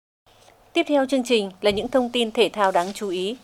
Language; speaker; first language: Vietnamese; native; Vietnamese